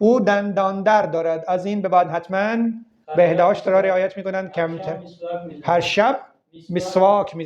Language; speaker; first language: Persian; non-native, fluent; Urdu